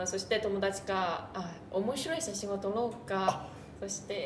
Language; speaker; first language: Japanese; non-native, fluent; Chinese